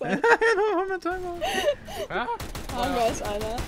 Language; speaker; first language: German; native; German